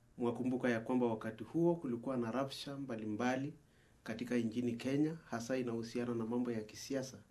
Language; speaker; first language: Swahili; non-native, local second language; Masai